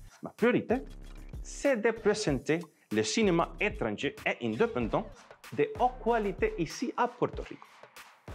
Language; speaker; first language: French; non-native, learner; Spanish